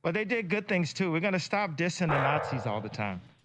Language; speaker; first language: English; native; English